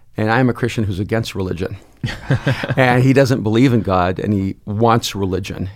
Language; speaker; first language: English; early bilingual, other home language; Spanish